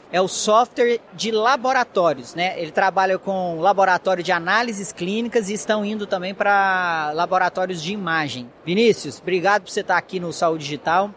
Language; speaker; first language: Portuguese; native; Portuguese